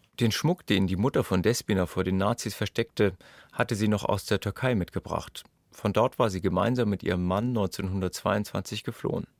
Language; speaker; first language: German; native; German